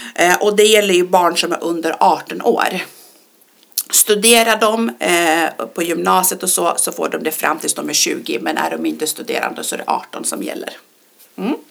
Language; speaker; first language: Swedish; early bilingual, other home language; Persian